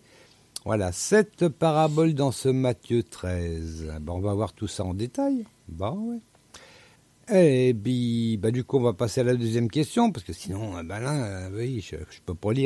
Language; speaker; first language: French; native; French